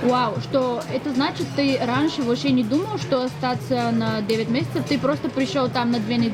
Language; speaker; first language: Russian; non-native, learner; Bulgarian